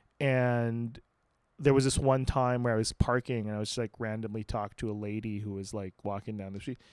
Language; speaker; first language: English; non-native, local second language; Filipino